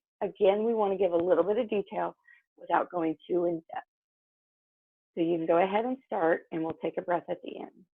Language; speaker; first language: English; native; English